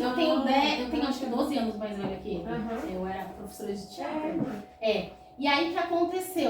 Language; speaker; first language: Portuguese; native; Portuguese